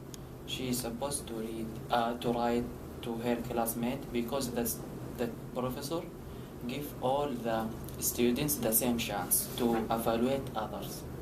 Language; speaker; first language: English; non-native, learner; Arabic